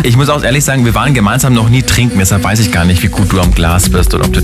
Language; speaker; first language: German; native; German